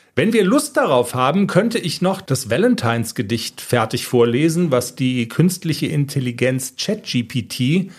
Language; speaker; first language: German; native; German